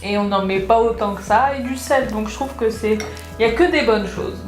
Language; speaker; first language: French; native; French